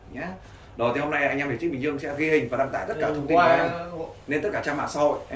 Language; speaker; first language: Vietnamese; native; Vietnamese